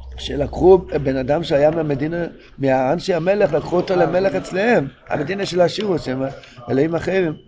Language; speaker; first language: Hebrew; non-native, local second language; Yiddish